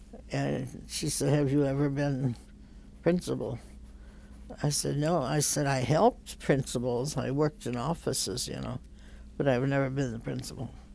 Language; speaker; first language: English; native; English